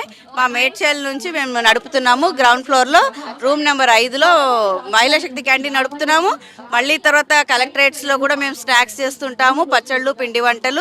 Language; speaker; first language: Telugu; native; Telugu